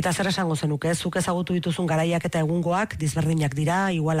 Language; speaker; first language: Basque; native; Basque